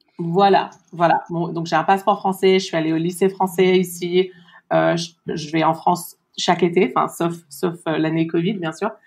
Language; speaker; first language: French; early bilingual, heritage; French